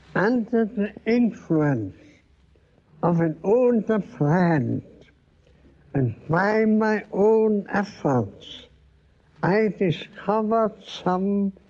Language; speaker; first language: English; non-native, fluent; German